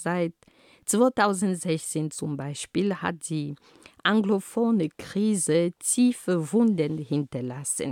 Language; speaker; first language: German; non-native, fluent; Ghomala